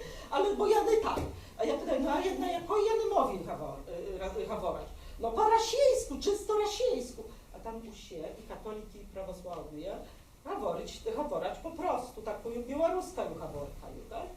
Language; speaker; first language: Polish; non-native, local second language; Belarusian